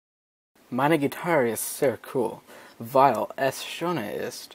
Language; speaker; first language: German; non-native, learner; English